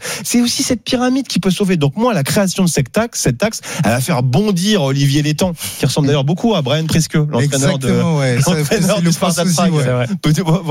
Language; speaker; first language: French; native; French